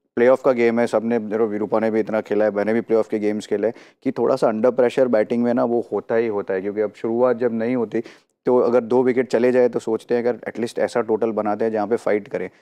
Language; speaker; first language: Hindi; non-native, local second language; Gujarati